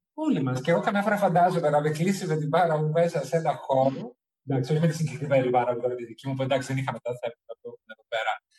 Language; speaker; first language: Greek; early bilingual, heritage; Greek